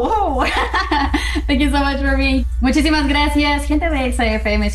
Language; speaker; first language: English; non-native, fluent; Spanish